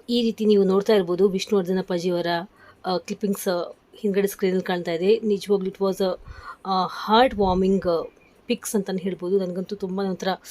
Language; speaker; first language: Kannada; non-native, local second language; Marathi